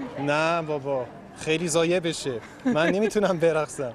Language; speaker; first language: Persian; non-native, learner; German